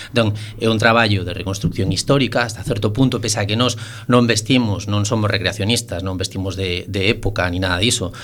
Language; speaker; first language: Galician; non-native, local second language; Spanish